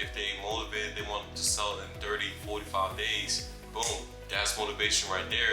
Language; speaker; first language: English; native; English